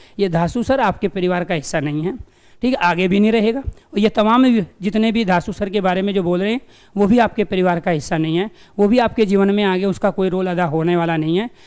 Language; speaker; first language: Hindi; native; Hindi